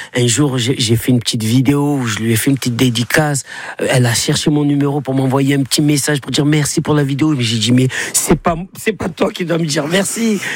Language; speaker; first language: French; native; French